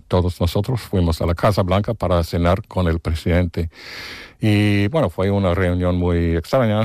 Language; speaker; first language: Spanish; non-native, fluent; English